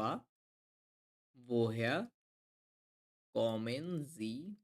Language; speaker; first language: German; non-native, fluent; Bangla